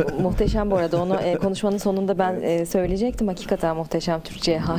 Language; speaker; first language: Turkish; native; Turkish